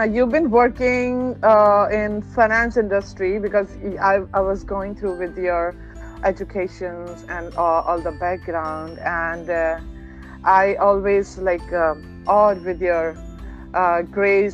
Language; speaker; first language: English; non-native, local second language; Hindi